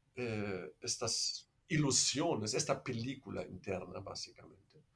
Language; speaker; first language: Spanish; non-native, fluent; German